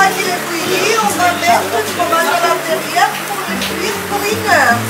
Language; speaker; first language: French; non-native, learner; Greek